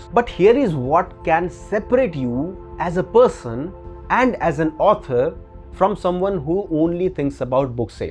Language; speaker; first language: English; non-native, local second language; Hindi